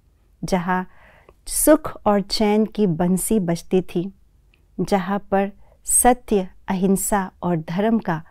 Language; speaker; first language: Hindi; native; Hindi